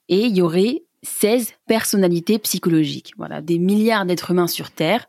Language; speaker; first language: French; native; French